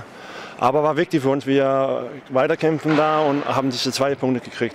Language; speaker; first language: German; non-native, learner; Danish